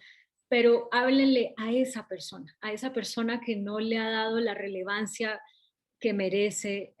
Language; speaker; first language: Spanish; native; Spanish